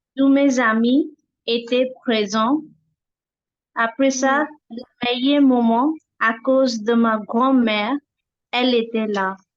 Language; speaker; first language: French; non-native, learner; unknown